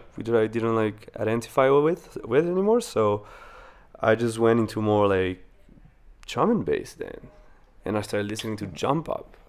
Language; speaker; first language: English; non-native, fluent; Spanish